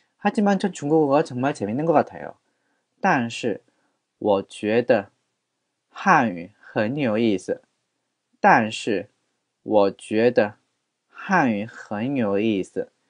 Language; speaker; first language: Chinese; non-native, fluent; Korean